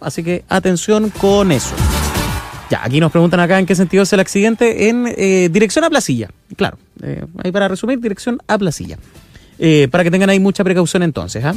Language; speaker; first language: Spanish; native; Spanish